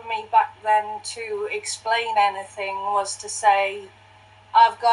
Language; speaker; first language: English; native; English